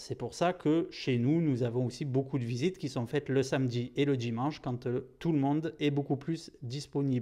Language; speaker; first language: French; native; French